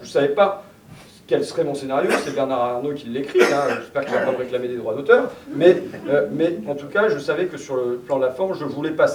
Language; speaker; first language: French; native; French